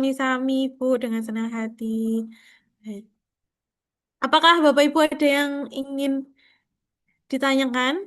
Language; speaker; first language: Indonesian; native; Indonesian